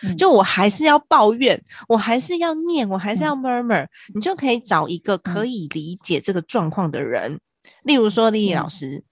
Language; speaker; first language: Chinese; native; Chinese